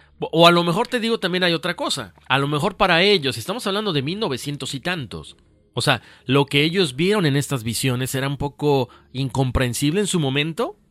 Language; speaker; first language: Spanish; native; Spanish